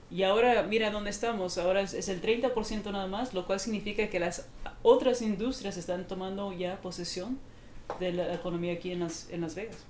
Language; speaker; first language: Spanish; native; Spanish